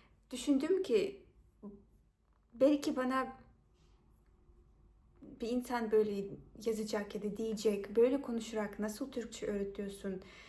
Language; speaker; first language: Turkish; non-native, fluent; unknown